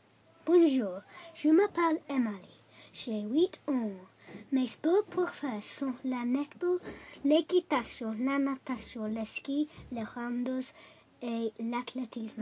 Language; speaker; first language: French; non-native, learner; English